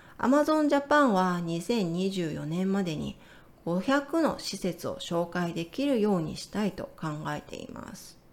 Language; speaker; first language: Japanese; native; Japanese